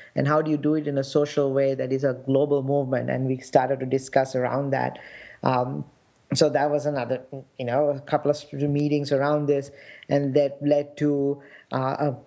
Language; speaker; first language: English; non-native, local second language; Sinhala